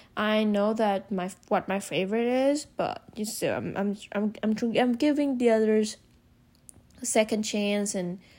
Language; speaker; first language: English; non-native, fluent; Vietnamese